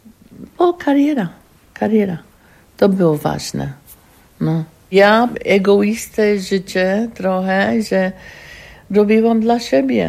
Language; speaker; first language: Polish; non-native, learner; English